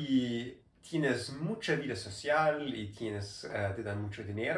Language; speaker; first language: Spanish; non-native, learner; German